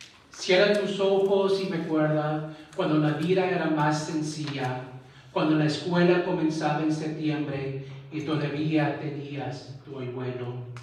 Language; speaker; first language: Spanish; early bilingual, heritage; Spanish